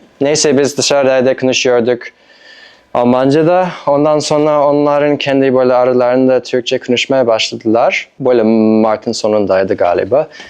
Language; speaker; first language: Turkish; non-native, fluent; English